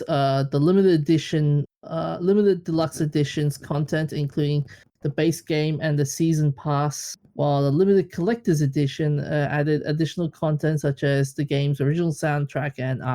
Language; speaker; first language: English; native; English